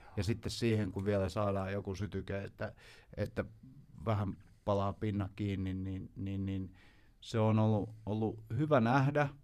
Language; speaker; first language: Finnish; native; Finnish